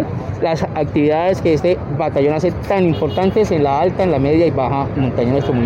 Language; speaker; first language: Spanish; native; Spanish